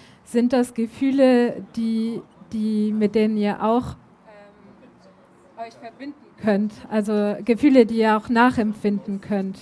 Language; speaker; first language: German; native; German